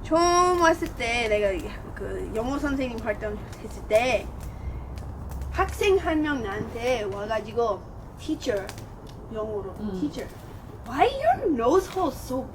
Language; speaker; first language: Korean; non-native, learner; English